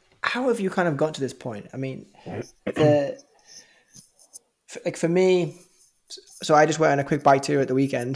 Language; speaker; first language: English; native; English